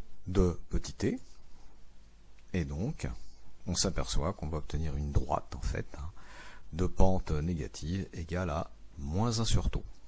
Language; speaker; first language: French; native; French